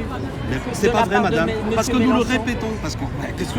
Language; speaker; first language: French; native; French